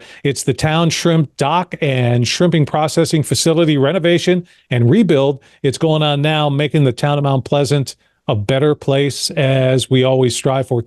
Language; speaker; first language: English; native; English